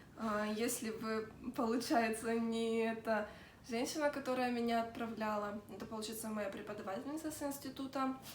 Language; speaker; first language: Russian; native; Russian